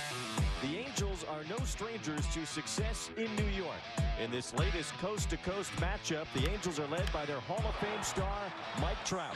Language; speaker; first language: English; native; English